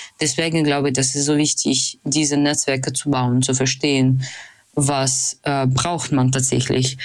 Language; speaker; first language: German; non-native, fluent; Russian